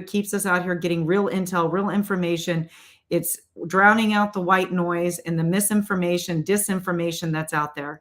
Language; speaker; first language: English; native; English